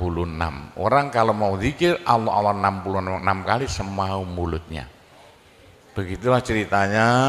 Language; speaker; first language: Indonesian; non-native, local second language; Javanese